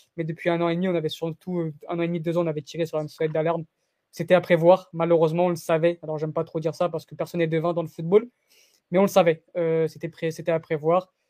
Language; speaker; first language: French; early bilingual, other home language; Portuguese